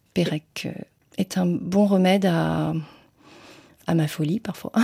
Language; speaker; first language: French; early bilingual, other home language; Vietnamese